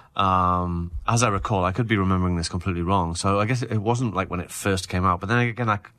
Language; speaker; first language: English; native; English